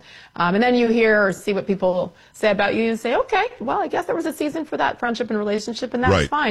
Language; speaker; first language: English; native; English